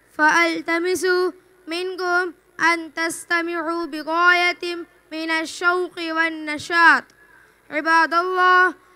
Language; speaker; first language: Arabic; non-native, learner; Urdu